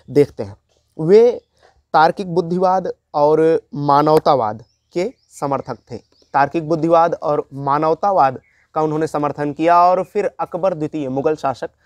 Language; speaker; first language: Hindi; native; Hindi